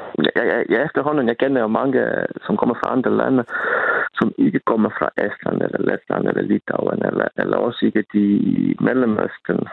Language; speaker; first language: Danish; non-native, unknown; Estonian